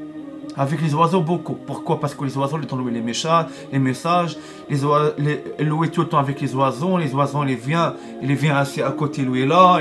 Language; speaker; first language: French; non-native, learner; Arabic